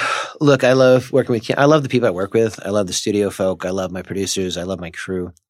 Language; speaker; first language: English; native; English